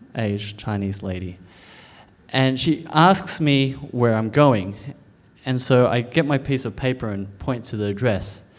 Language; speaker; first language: English; native; English